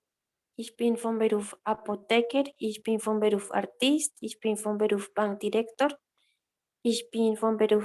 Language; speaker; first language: German; non-native, fluent; Spanish